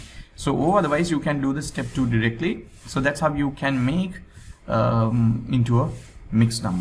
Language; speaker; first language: English; non-native, local second language; Sinhala